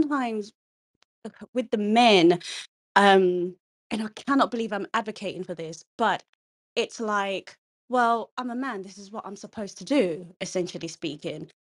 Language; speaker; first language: English; non-native, local second language; Kikuyu